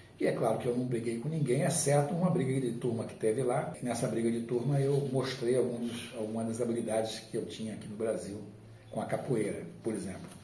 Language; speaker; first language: Portuguese; native; Portuguese